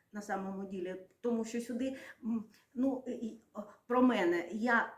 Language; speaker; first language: Ukrainian; non-native, local second language; Russian